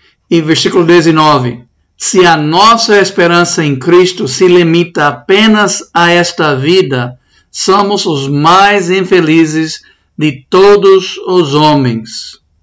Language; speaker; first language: Portuguese; non-native, fluent; English